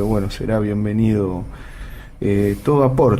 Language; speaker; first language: Spanish; native; Spanish